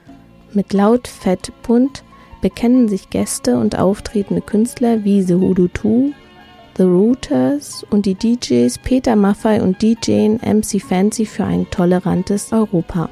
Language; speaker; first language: German; native; German